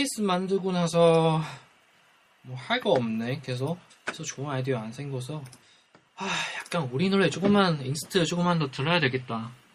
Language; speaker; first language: Korean; non-native, fluent; Chinese